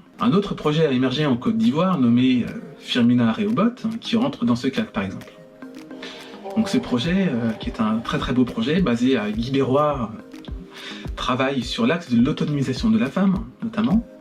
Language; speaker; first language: French; native; French